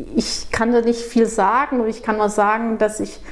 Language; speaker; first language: German; non-native, fluent; Portuguese